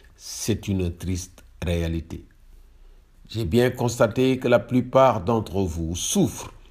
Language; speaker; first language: French; non-native, local second language; Wolof